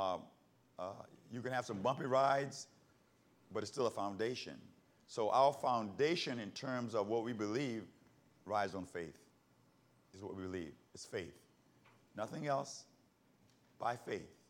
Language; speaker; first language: English; native; English